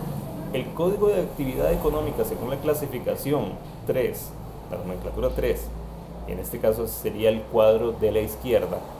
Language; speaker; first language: Spanish; native; Spanish